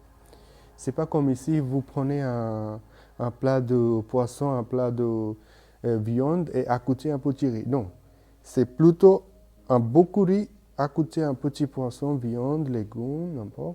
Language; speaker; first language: French; non-native, learner; Bangla